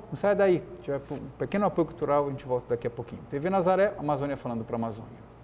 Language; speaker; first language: Portuguese; native; Portuguese